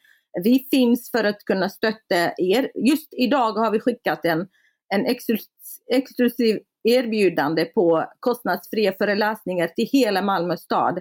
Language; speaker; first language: Swedish; non-native, fluent; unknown